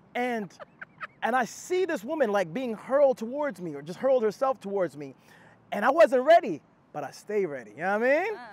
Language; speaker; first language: English; native; English